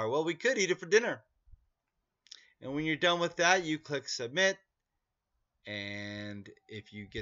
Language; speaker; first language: English; native; English